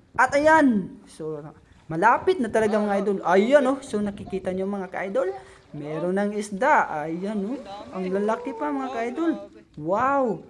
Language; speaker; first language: Filipino; non-native, local second language; Cebuano